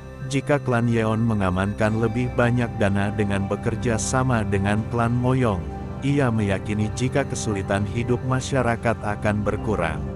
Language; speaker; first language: Indonesian; native; Indonesian